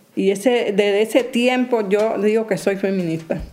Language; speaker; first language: Spanish; native; Spanish